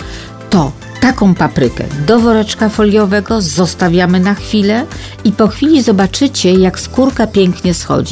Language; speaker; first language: Polish; native; Polish